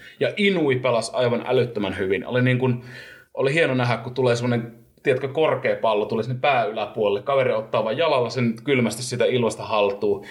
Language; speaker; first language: Finnish; native; Finnish